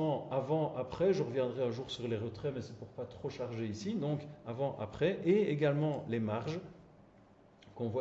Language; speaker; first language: French; native; French